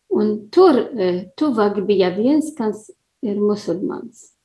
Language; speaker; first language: Latvian; non-native, learner; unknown